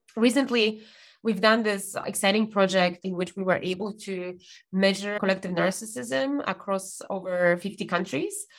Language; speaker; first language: English; non-native, fluent; Polish